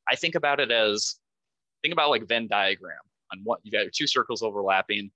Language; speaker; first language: English; native; English